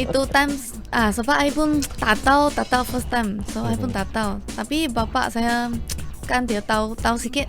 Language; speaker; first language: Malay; non-native, local second language; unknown